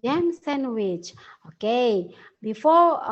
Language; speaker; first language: English; non-native, learner; Indonesian